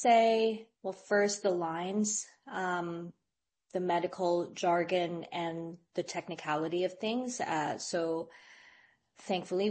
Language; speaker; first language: English; non-native, local second language; Filipino